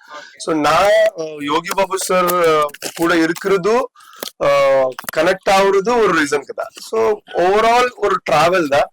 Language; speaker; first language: Tamil; non-native, learner; Tulu